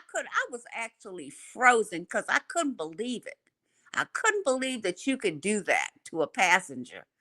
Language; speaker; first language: English; native; English